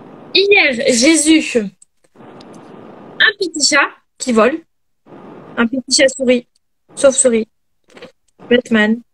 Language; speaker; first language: French; native; French